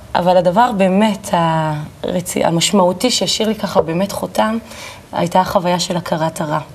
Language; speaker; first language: Hebrew; native; Hebrew